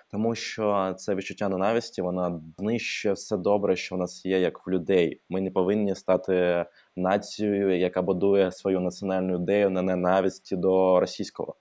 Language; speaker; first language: Ukrainian; non-native, local second language; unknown